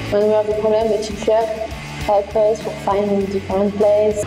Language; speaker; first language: English; non-native, learner; French